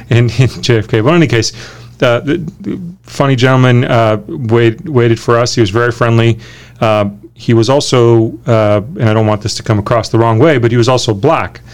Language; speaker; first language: English; early bilingual, other home language; Romanian